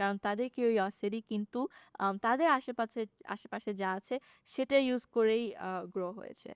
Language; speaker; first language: Bangla; early bilingual, heritage; Bangla